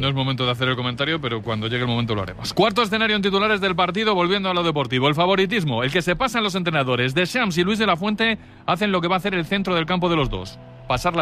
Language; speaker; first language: Spanish; native; Spanish